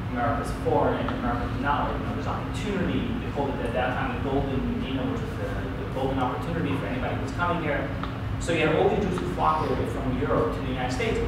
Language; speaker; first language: English; native; English